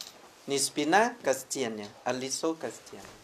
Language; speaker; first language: Russian; non-native, learner; Thai